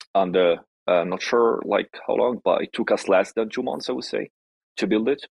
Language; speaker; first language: English; non-native, fluent; Italian